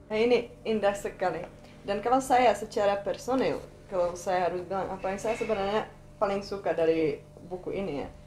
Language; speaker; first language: Indonesian; non-native, fluent; Czech